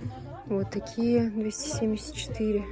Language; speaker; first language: Russian; native; Russian